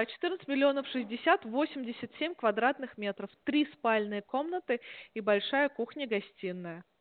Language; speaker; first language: Russian; native; Russian